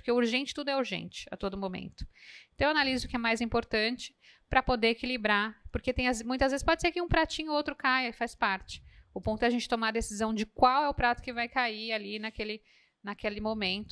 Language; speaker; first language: Portuguese; native; Portuguese